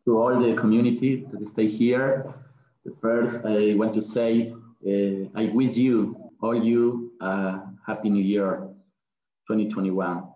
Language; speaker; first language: English; non-native, learner; Spanish